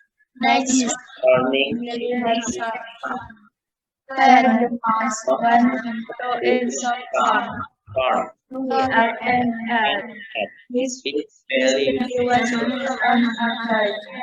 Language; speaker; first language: English; non-native, learner; Indonesian